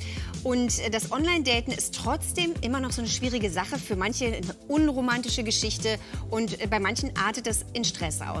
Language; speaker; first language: German; native; German